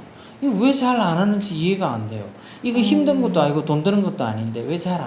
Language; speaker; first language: Korean; non-native, local second language; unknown